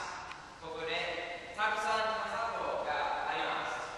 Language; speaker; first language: Japanese; non-native, learner; English